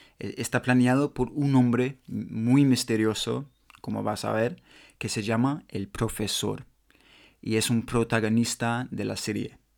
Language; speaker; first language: Spanish; non-native, learner; English